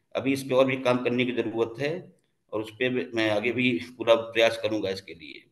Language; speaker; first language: Hindi; native; Hindi